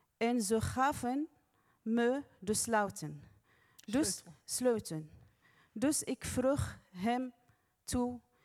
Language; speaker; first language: Dutch; non-native, learner; Arabic